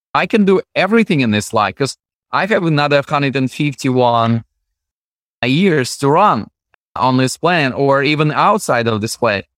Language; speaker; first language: English; non-native, fluent; Russian